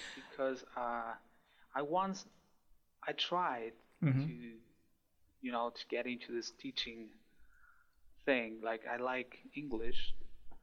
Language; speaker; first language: English; non-native, fluent; Spanish